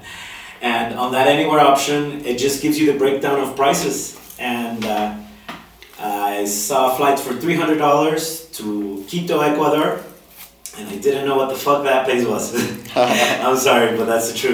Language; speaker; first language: English; non-native, fluent; Spanish